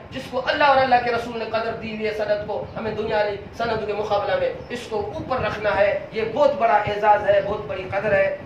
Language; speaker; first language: Urdu; non-native, local second language; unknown